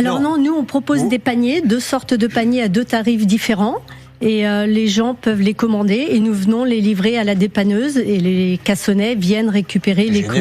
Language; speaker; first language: French; native; French